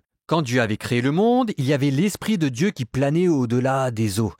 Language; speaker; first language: French; native; French